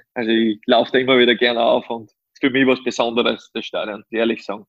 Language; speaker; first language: German; native; German